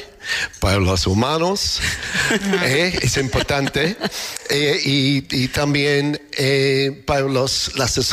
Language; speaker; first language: Spanish; non-native, learner; English